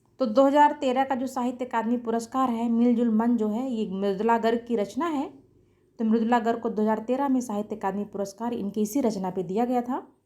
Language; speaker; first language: Hindi; native; Hindi